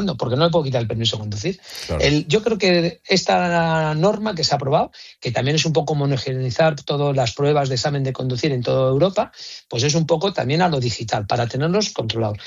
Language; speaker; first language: Spanish; native; Spanish